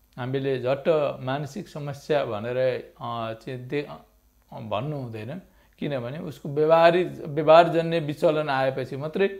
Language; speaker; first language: Nepali; native; Nepali